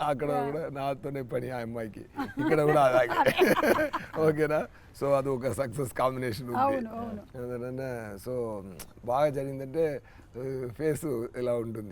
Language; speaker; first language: Telugu; non-native, learner; Tamil